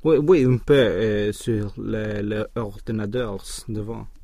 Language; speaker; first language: French; non-native, learner; Swedish